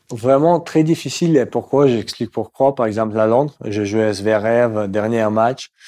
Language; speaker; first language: French; non-native, fluent; Russian